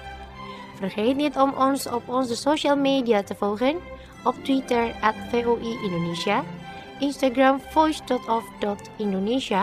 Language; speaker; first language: Dutch; non-native, fluent; Indonesian